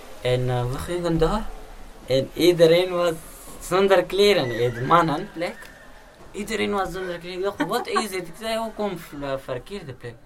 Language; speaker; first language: Dutch; non-native, learner; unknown